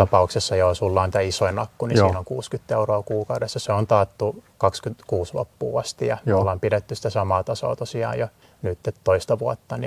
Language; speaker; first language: Finnish; native; Finnish